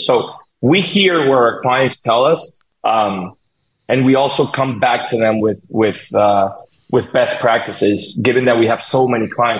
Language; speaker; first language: English; non-native, fluent; Spanish